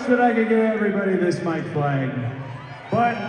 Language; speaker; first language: English; native; English